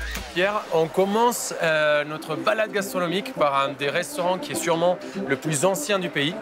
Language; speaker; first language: French; non-native, fluent; Spanish